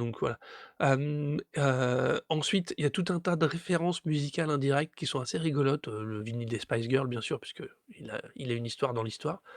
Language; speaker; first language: French; native; French